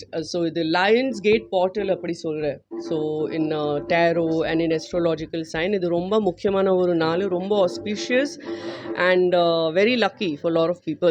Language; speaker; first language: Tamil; non-native, fluent; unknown